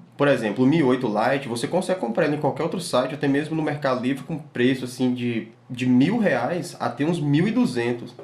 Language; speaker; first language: Portuguese; native; Portuguese